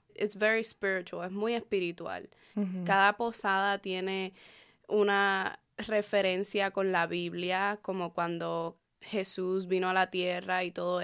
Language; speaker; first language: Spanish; early bilingual, heritage; Spanish